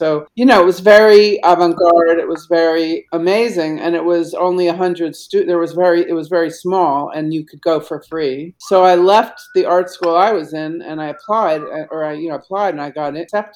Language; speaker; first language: English; native; English